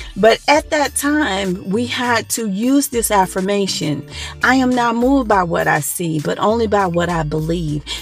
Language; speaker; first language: English; native; English